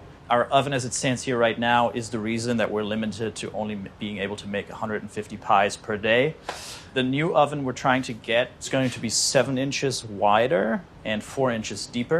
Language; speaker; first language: English; native; English